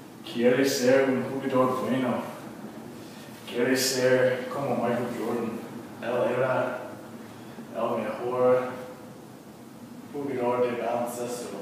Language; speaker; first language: Spanish; non-native, learner; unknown